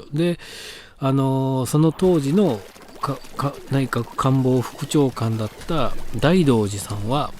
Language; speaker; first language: Japanese; native; Japanese